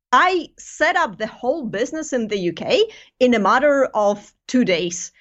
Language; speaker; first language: English; non-native, fluent; Greek